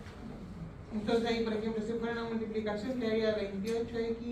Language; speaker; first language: Spanish; native; Spanish